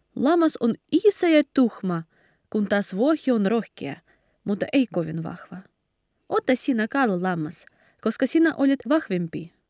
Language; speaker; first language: Finnish; non-native, learner; Ukrainian